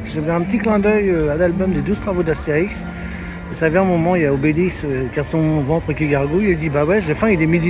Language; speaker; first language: French; native; French